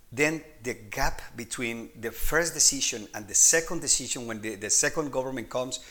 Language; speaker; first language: English; non-native, fluent; Spanish